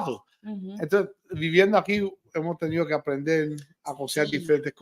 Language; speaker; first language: Spanish; early bilingual, heritage; Spanish